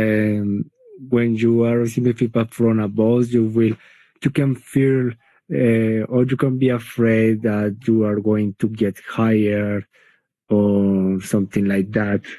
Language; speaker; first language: English; non-native, learner; Spanish